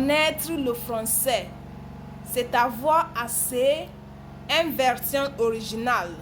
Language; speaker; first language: French; non-native, learner; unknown